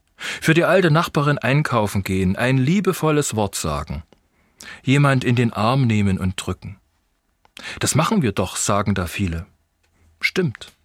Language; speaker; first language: German; native; German